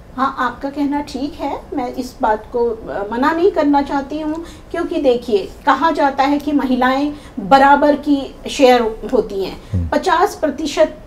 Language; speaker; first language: Hindi; native; Hindi